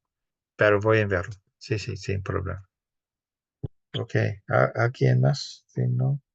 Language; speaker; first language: Spanish; non-native, fluent; English